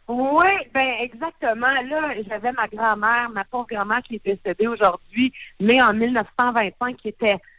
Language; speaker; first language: French; native; French